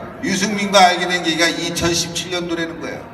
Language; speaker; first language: Korean; native; Korean